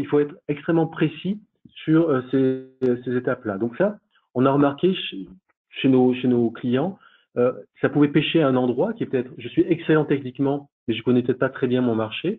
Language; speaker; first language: French; native; French